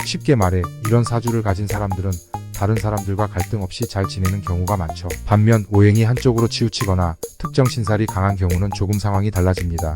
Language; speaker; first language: Korean; native; Korean